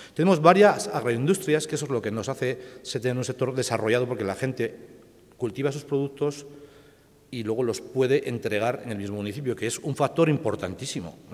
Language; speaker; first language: Spanish; native; Spanish